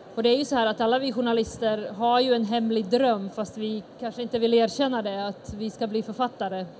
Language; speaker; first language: Swedish; early bilingual, other home language; Bosnian